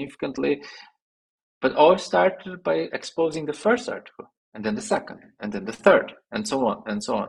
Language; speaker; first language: English; non-native, fluent; Portuguese